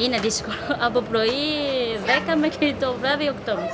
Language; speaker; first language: Greek; non-native, learner; Chinese